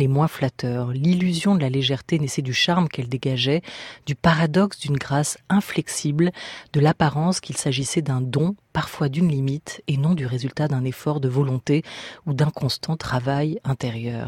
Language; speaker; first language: French; native; French